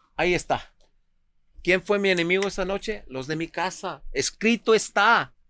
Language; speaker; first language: Spanish; native; Spanish